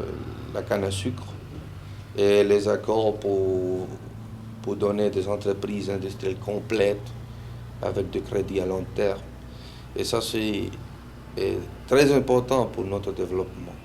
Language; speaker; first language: French; non-native, fluent; Spanish